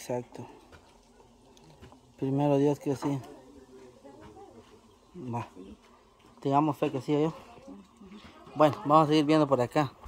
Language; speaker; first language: Spanish; native; Spanish